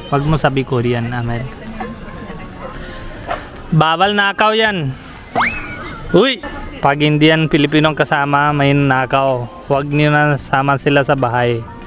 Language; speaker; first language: Filipino; non-native, learner; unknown